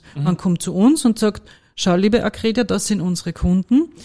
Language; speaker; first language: German; native; German